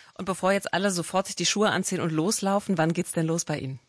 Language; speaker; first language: German; native; German